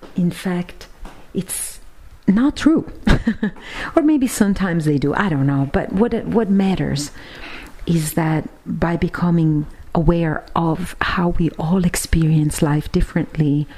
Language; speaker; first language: English; non-native, fluent; Italian